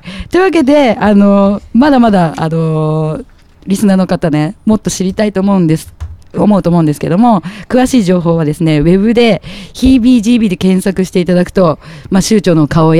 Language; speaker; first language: Japanese; native; Japanese